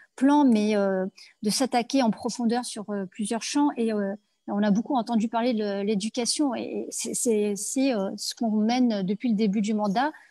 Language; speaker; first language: French; native; French